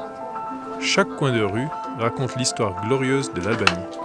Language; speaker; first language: French; native; French